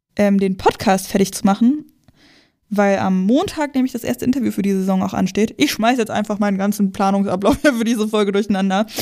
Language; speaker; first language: German; native; German